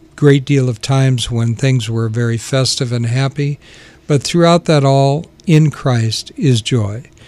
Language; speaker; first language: English; native; English